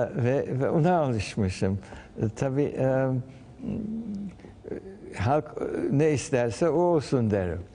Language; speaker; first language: Turkish; early bilingual, heritage; Turkish